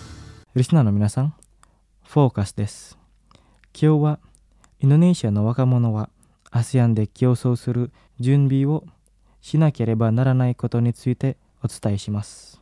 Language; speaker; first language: Japanese; non-native, fluent; Indonesian